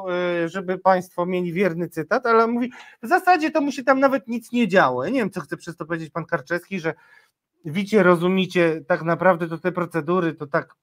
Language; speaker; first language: Polish; native; Polish